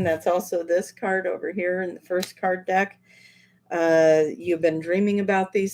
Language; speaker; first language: English; native; English